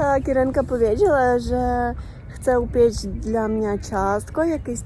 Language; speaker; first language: Polish; non-native, learner; Russian